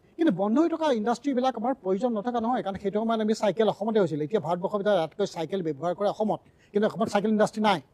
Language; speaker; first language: Assamese; native; Assamese